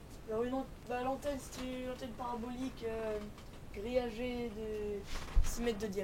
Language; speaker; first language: French; native; French